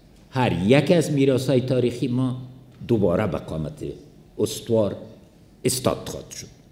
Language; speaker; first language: Persian; non-native, local second language; Pashto